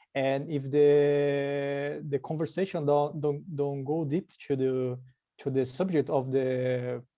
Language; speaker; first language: English; non-native, learner; Portuguese